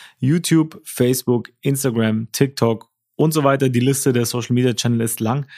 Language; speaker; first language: German; native; German